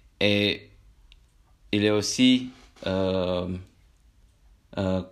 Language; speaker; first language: French; non-native, learner; Indonesian